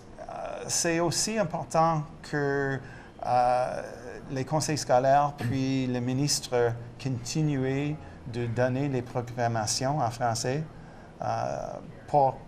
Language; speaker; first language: French; non-native, local second language; English